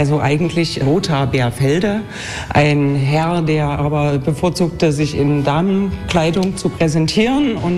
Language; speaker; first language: German; native; German